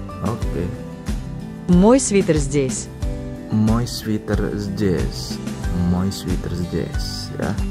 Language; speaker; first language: Russian; non-native, learner; Indonesian